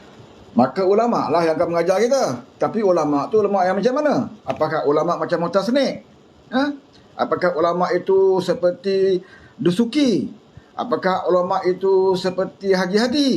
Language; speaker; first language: Malay; native; Malay